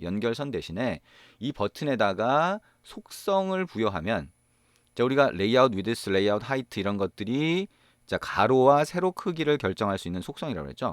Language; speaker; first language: Korean; native; Korean